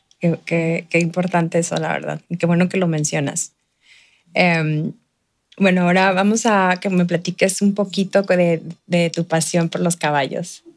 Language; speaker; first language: Spanish; native; Spanish